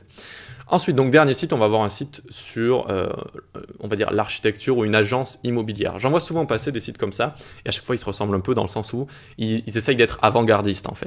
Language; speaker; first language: French; native; French